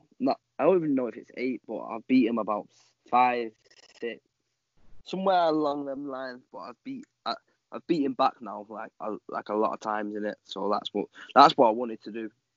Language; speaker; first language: English; native; English